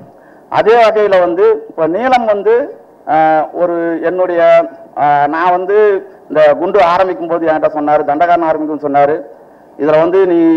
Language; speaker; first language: Tamil; native; Tamil